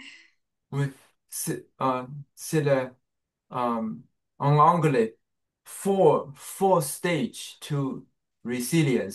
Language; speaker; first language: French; non-native, learner; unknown